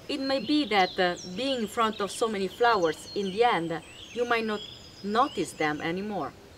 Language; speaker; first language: English; non-native, fluent; Italian